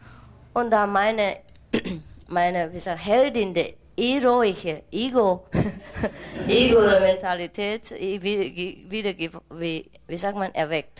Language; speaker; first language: German; non-native, fluent; Vietnamese